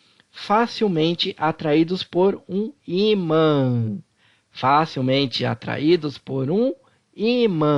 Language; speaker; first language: Portuguese; native; Portuguese